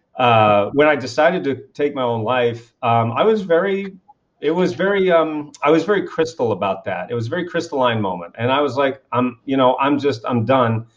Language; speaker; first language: English; native; English